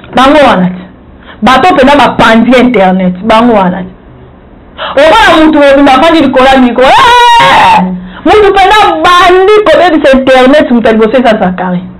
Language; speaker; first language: Lingala; native; Lingala